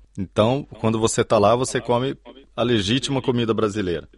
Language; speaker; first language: Portuguese; native; Portuguese